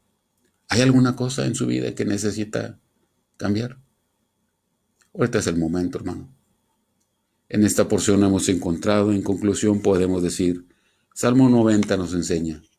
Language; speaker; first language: Spanish; native; Spanish